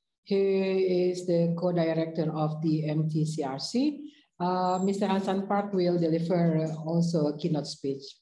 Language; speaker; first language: English; non-native, fluent; Indonesian